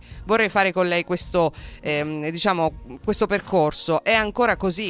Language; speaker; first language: Italian; native; Italian